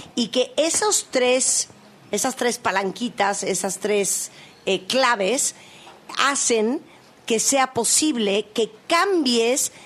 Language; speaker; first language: Spanish; native; Spanish